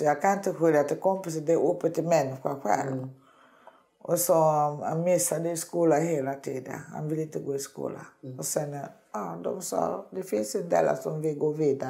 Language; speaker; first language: Swedish; non-native, learner; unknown